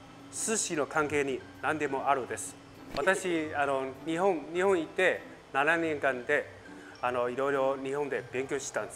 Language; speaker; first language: Japanese; non-native, learner; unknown